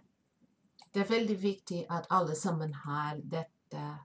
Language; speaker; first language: Norwegian; non-native, fluent; Spanish